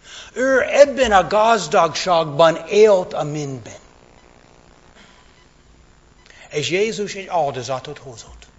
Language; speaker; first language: Hungarian; non-native, fluent; English